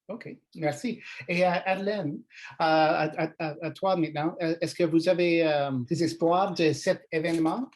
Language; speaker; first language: French; non-native, learner; English